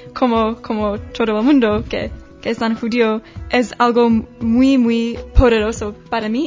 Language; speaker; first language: Spanish; non-native, learner; English